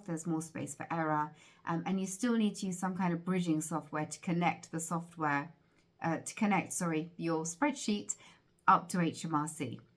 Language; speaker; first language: English; native; English